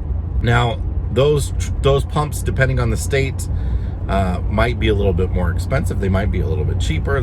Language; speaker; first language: English; native; English